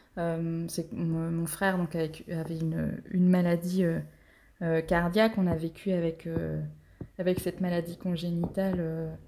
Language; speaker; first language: French; native; French